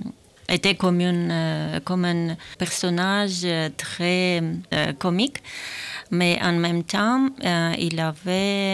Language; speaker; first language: French; non-native, learner; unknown